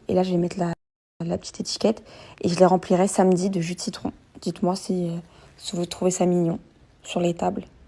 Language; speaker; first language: French; native; French